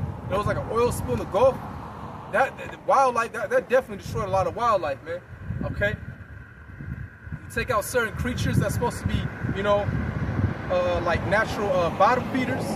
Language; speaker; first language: English; native; English